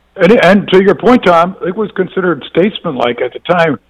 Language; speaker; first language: English; native; English